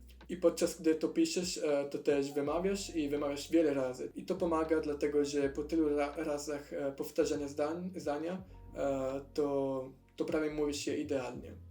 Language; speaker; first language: Polish; non-native, fluent; Italian